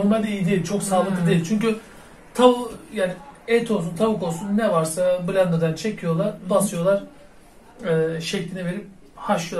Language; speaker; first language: Turkish; native; Turkish